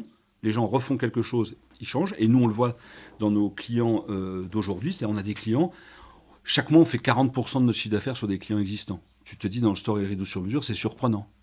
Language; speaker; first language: French; native; French